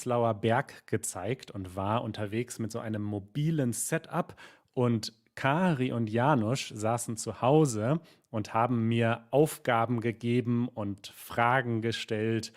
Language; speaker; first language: German; native; German